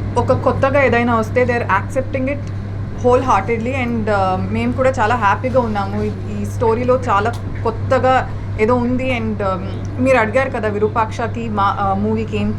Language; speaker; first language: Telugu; non-native, fluent; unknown